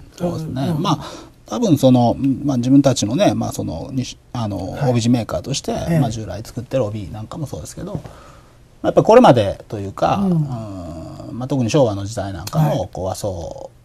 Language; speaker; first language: Japanese; native; Japanese